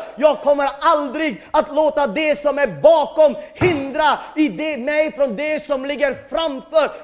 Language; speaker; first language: Swedish; non-native, fluent; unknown